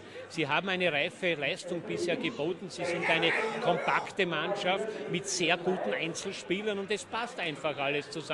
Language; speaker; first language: German; native; German